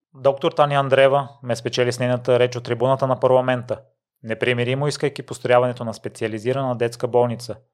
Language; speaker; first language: Bulgarian; native; Bulgarian